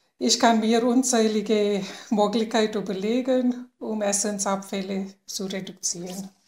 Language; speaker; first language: German; non-native, fluent; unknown